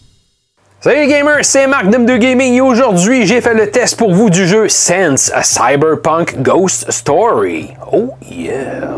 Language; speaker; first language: French; native; French